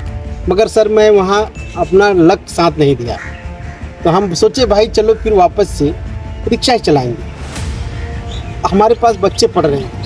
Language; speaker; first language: Hindi; native; Hindi